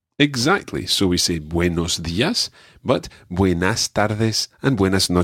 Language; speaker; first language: Spanish; non-native, fluent; English